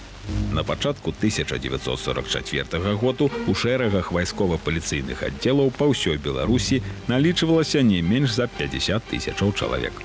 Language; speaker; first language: Belarusian; native; Belarusian